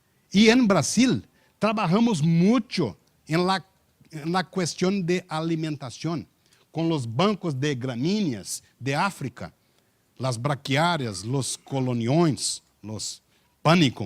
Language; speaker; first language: Spanish; non-native, learner; Portuguese